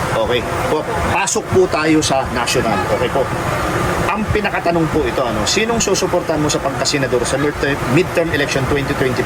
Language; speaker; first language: Filipino; native; Filipino